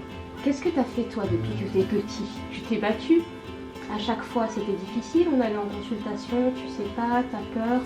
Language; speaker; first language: French; native; French